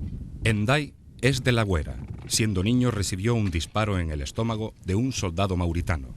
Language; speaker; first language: Spanish; native; Spanish